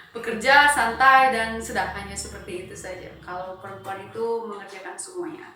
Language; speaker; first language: Indonesian; non-native, local second language; Sundanese